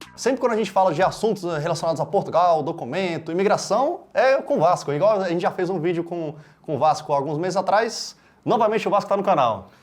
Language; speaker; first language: Portuguese; native; Portuguese